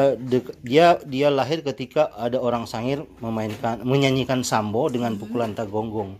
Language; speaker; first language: Indonesian; native; Indonesian